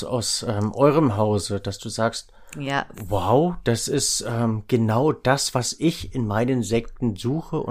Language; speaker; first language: German; native; German